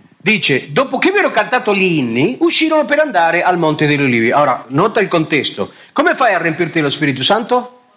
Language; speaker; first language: Italian; non-native, fluent; Spanish